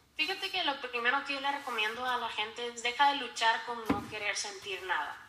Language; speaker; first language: Spanish; native; Spanish